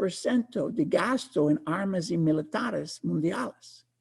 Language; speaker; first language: Spanish; non-native, fluent; English